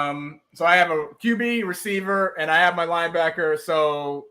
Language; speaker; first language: English; native; English